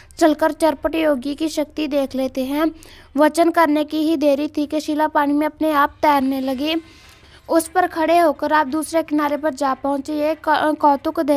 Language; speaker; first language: Hindi; non-native, local second language; Punjabi